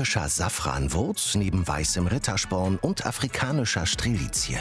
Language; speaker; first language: German; native; German